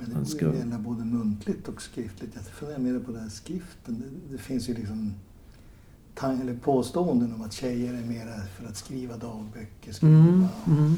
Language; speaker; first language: Swedish; native; Swedish